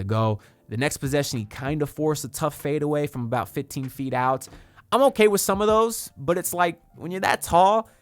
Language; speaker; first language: English; native; English